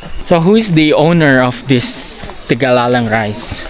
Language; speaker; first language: English; non-native, local second language; Filipino